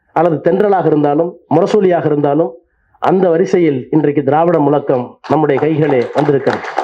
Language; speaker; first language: Tamil; native; Tamil